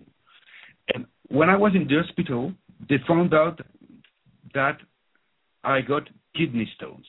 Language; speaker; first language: English; non-native, fluent; French